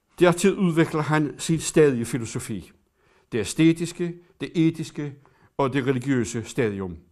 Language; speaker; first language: Danish; native; Danish